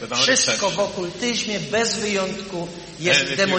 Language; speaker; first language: Polish; native; Polish